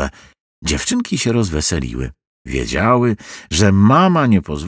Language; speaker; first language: Polish; native; Polish